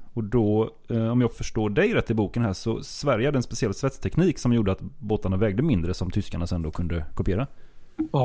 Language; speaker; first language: Swedish; native; Swedish